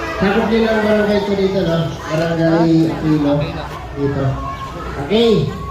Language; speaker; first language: Filipino; native; Filipino